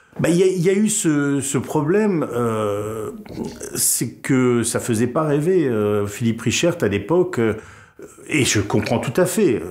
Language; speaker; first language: French; native; French